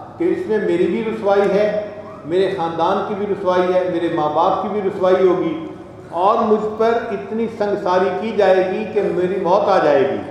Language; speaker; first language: Urdu; non-native, local second language; Punjabi